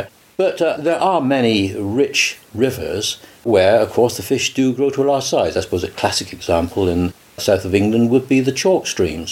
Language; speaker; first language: English; native; English